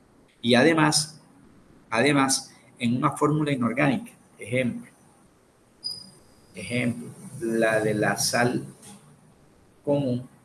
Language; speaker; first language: Spanish; native; Spanish